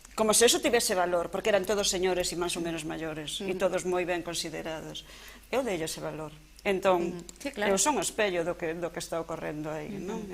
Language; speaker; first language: Galician; non-native, local second language; Spanish